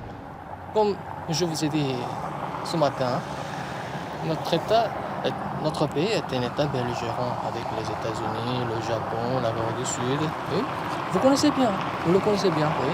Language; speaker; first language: French; non-native, fluent; Korean